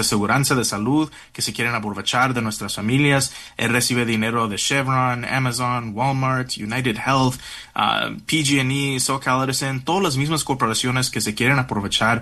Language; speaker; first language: Spanish; early bilingual, heritage; Spanish